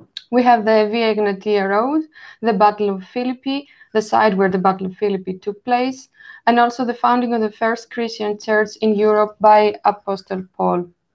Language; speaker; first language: English; non-native, fluent; Greek